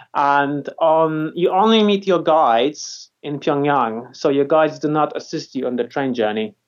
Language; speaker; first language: English; non-native, fluent; Polish